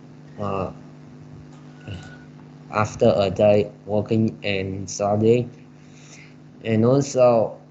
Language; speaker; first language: English; non-native, learner; Vietnamese